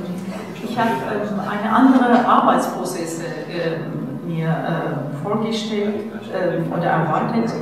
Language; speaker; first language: German; non-native, fluent; Turkish